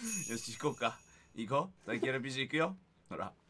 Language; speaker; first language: Japanese; native; Japanese